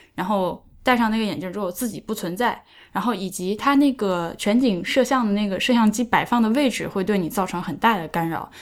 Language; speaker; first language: Chinese; native; Chinese